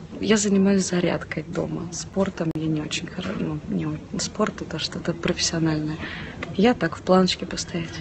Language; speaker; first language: Russian; non-native, local second language; Ukrainian